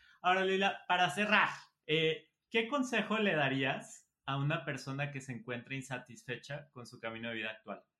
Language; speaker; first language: Spanish; native; Spanish